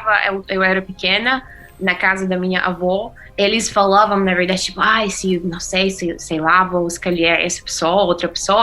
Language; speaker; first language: Portuguese; non-native, fluent; Russian